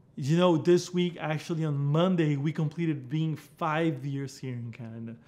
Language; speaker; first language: English; non-native, fluent; Portuguese